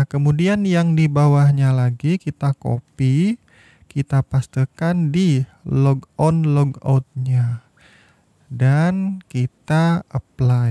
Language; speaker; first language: Indonesian; native; Indonesian